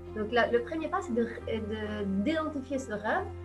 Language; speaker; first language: French; non-native, local second language; Arabic